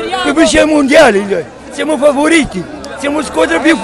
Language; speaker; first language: Italian; non-native, learner; Arabic